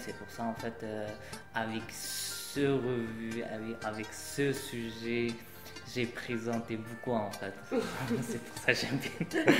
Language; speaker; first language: French; non-native, learner; Uyghur